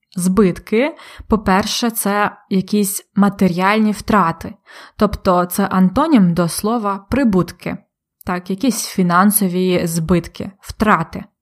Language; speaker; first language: Ukrainian; native; Ukrainian